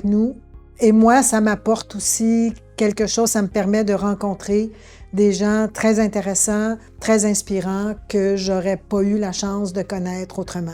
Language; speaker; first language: French; native; French